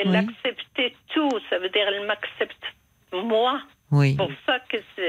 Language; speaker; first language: French; non-native, fluent; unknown